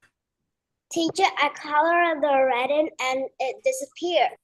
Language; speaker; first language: English; non-native, learner; Vietnamese